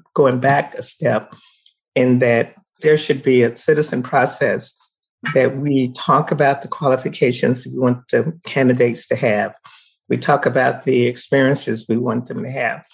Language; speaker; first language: English; native; English